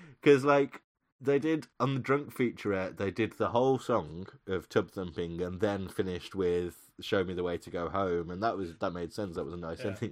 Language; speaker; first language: English; native; English